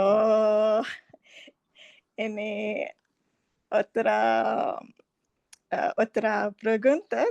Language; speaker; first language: Spanish; non-native, learner; English